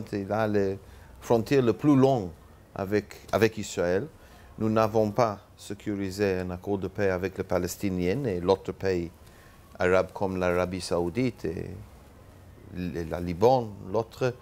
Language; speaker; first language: French; non-native, learner; Hebrew